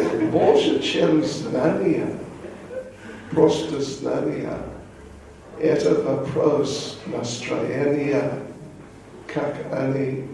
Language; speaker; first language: Russian; non-native, learner; English